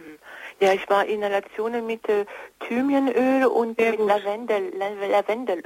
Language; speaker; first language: German; non-native, fluent; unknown